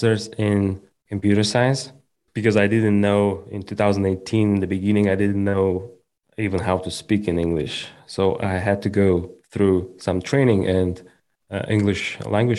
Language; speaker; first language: English; non-native, fluent; Kazakh